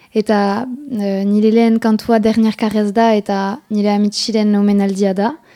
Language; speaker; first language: Basque; non-native, local second language; French